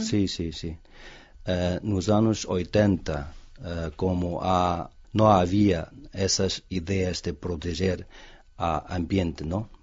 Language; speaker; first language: Portuguese; non-native, fluent; Chinese